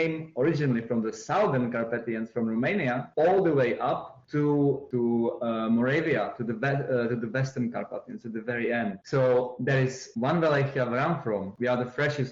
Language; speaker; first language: English; non-native, fluent; Czech